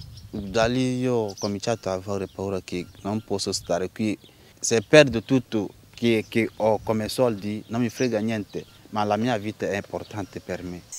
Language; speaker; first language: Italian; non-native, learner; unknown